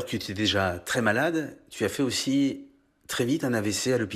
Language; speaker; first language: French; native; French